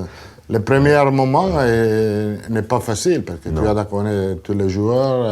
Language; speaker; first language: French; non-native, learner; Italian